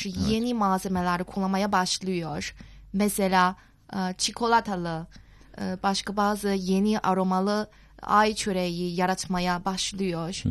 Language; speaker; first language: Turkish; non-native, fluent; Chinese